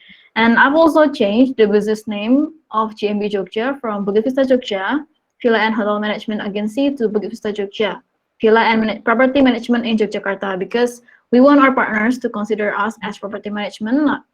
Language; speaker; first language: English; non-native, fluent; Indonesian